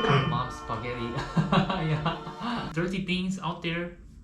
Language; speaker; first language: English; non-native, learner; Korean